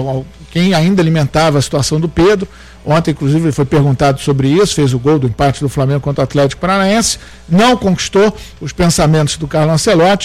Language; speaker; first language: Portuguese; native; Portuguese